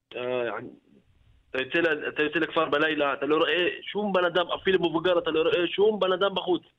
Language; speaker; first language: Hebrew; non-native, local second language; Arabic